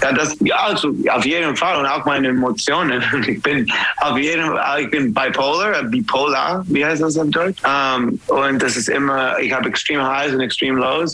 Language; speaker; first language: German; non-native, learner; English